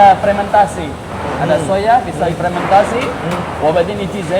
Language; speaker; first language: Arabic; non-native, learner; Indonesian